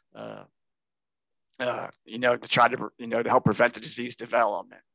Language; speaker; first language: English; native; English